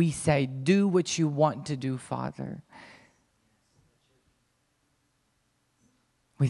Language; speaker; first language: English; non-native, fluent; Ukrainian